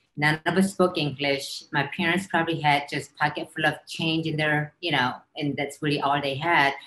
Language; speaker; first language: English; early bilingual, other home language; Korean